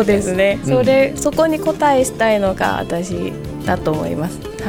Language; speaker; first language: Japanese; non-native, fluent; Korean